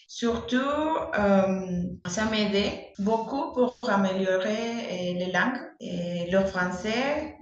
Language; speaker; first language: French; non-native, learner; Spanish